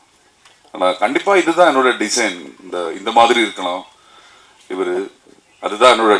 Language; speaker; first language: Tamil; non-native, learner; Malayalam